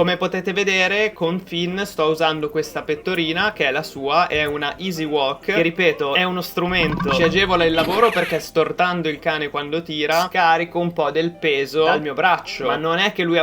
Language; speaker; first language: Italian; native; Italian